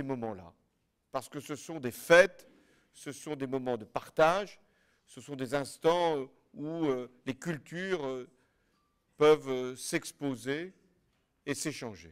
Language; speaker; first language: French; native; French